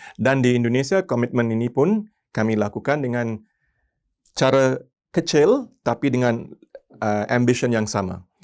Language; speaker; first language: Malay; non-native, local second language; Tamil